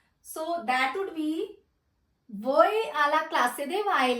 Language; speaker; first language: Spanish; non-native, fluent; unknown